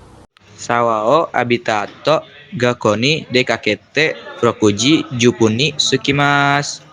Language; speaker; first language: Japanese; non-native, learner; Indonesian